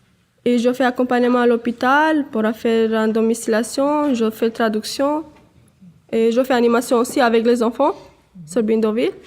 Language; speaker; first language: French; non-native, learner; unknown